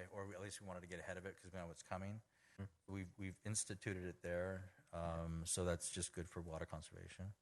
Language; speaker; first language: English; native; English